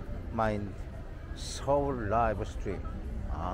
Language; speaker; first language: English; non-native, learner; Korean